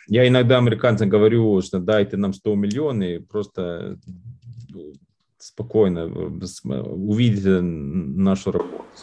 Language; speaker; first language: Russian; non-native, fluent; Lithuanian